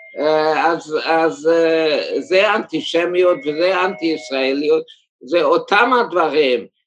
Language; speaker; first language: Hebrew; early bilingual, heritage; German